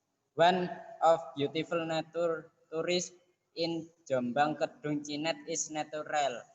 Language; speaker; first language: English; non-native, learner; Indonesian